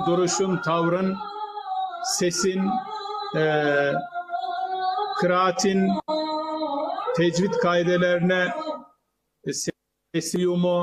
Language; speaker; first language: Turkish; native; Turkish